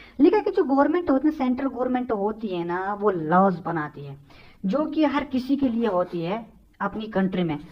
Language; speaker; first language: Hindi; non-native, local second language; Kashmiri